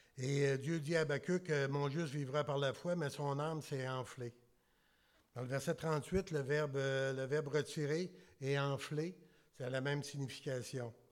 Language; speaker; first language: French; native; French